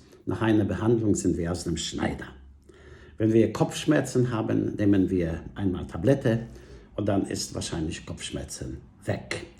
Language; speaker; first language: German; non-native, fluent; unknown